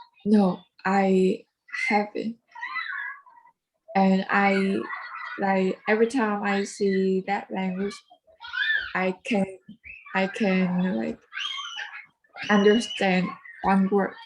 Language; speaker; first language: English; non-native, learner; Vietnamese